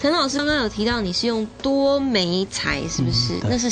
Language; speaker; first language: Chinese; native; Chinese